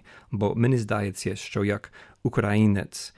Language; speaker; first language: Ukrainian; non-native, fluent; English